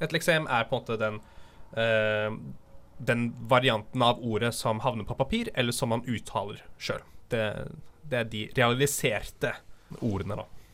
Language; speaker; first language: Norwegian; native; Norwegian